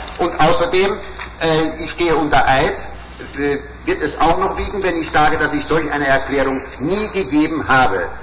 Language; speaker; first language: German; native; German